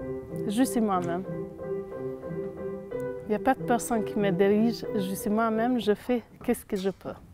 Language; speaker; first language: French; non-native, learner; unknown